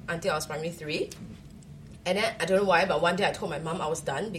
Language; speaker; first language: English; early bilingual, other home language; Chinese